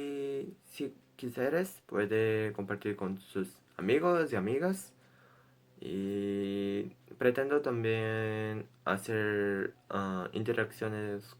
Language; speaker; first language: Spanish; non-native, learner; Portuguese